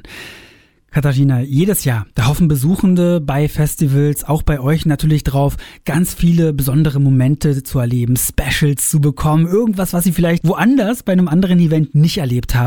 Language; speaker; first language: German; native; German